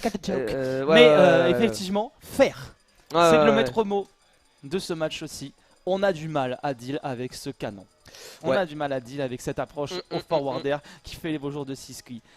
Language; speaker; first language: French; native; French